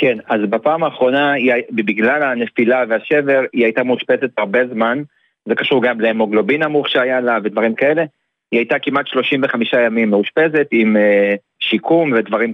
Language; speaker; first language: Hebrew; native; Hebrew